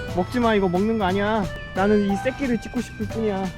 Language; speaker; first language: Korean; native; Korean